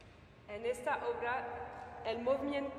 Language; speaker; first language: Spanish; non-native, fluent; French